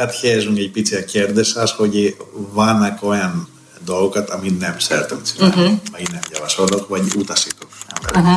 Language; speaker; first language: Hungarian; non-native, learner; Greek